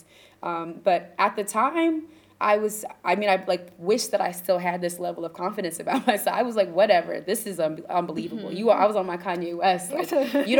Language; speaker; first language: English; native; English